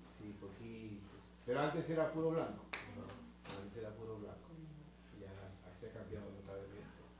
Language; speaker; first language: Spanish; native; Spanish